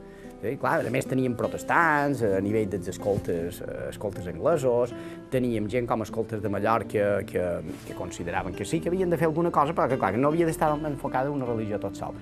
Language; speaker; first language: Catalan; native; Catalan